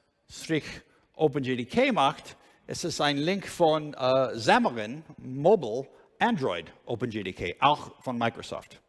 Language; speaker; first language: German; non-native, learner; English